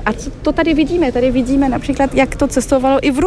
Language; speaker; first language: Czech; early bilingual, heritage; Czech